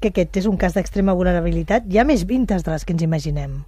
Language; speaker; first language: Catalan; native; Catalan